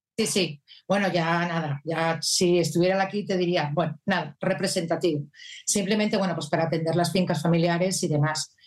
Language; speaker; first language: Spanish; native; Spanish